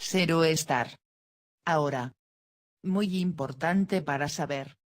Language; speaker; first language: Spanish; non-native, fluent; Dutch